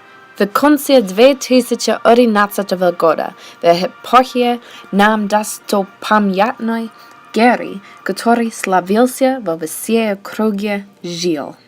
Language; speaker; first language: Russian; non-native, learner; English